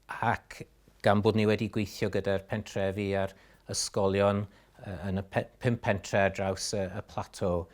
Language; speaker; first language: Welsh; native; Welsh